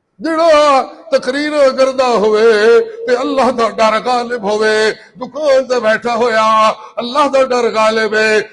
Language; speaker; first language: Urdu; non-native, local second language; Punjabi